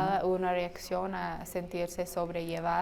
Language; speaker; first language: Spanish; non-native, fluent; English